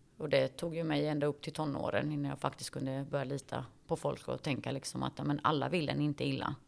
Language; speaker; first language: Swedish; early bilingual, other home language; Bosnian